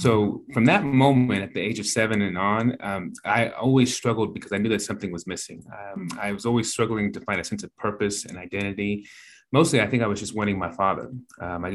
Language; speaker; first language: English; native; English